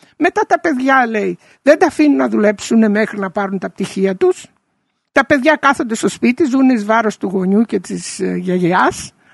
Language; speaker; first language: Greek; early bilingual, heritage; Greek